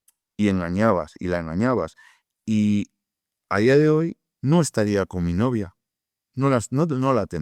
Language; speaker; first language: Spanish; native; Spanish